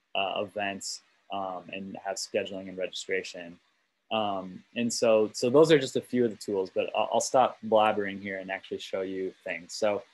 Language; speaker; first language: English; native; English